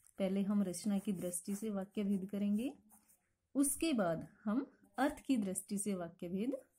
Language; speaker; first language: Hindi; native; Hindi